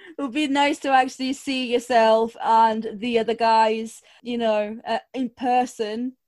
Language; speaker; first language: English; non-native, fluent; Portuguese